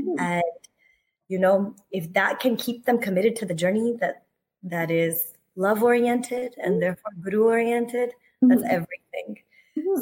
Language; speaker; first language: English; native; English